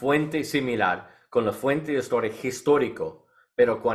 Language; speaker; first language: Spanish; non-native, learner; English